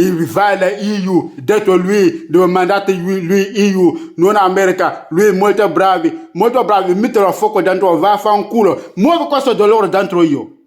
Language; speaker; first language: Italian; non-native, learner; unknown